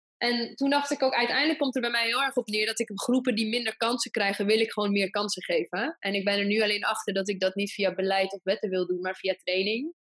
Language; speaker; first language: Dutch; early bilingual, other home language; Persian